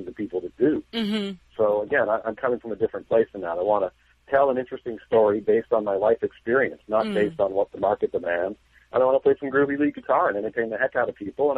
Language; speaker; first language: English; native; English